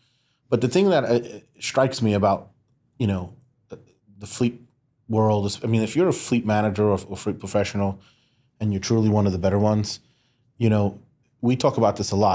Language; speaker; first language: English; native; English